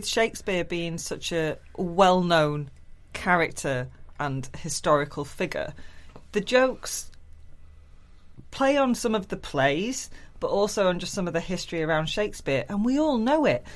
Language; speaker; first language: English; native; English